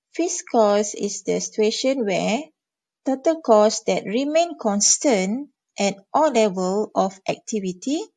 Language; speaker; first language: English; non-native, local second language; Malay